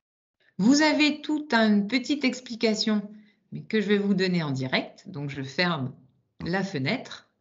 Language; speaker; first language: French; native; French